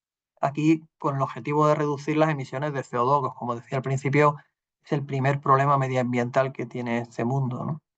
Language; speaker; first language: Spanish; native; Spanish